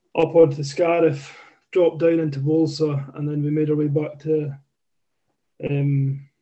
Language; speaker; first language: English; native; English